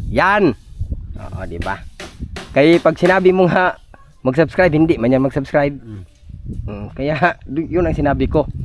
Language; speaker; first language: Filipino; non-native, local second language; Cebuano